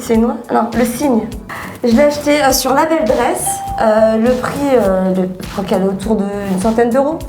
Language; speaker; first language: French; native; French